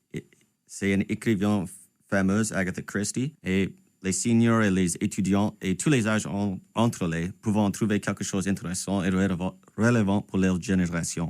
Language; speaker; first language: French; non-native, local second language; English